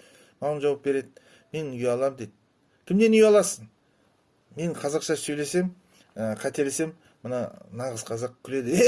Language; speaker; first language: Kazakh; non-native, local second language; Russian